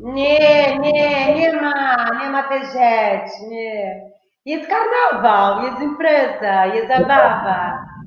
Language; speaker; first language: Polish; non-native, fluent; Portuguese